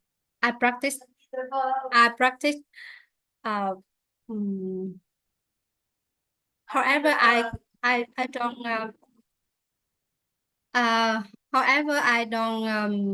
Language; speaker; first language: English; non-native, learner; Vietnamese